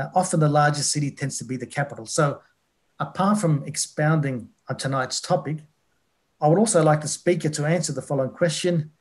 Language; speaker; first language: English; early bilingual, other home language; Greek